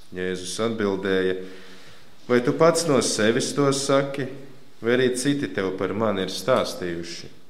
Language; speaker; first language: Latvian; native; Latvian